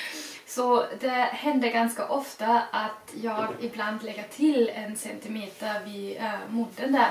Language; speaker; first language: Swedish; non-native, fluent; German